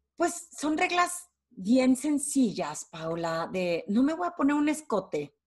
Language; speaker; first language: Spanish; native; Spanish